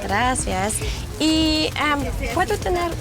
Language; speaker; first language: Spanish; non-native, learner; English